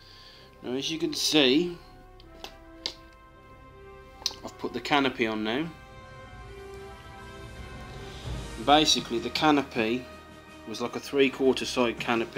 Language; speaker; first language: English; native; English